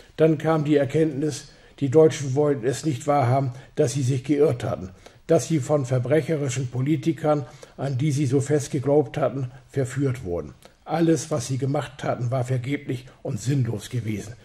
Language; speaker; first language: German; native; German